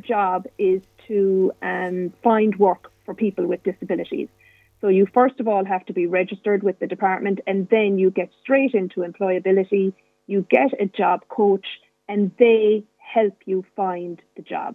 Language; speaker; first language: English; native; English